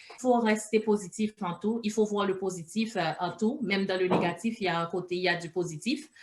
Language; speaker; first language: French; non-native, local second language; Haitian Creole